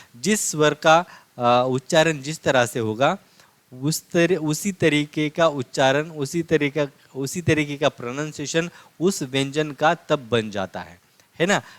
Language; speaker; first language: Hindi; non-native, local second language; Marathi